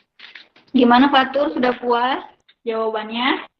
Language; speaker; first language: Indonesian; native; Indonesian